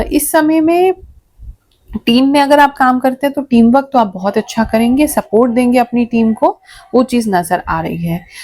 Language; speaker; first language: Hindi; native; Hindi